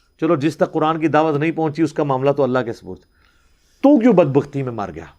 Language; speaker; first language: Urdu; non-native, local second language; Punjabi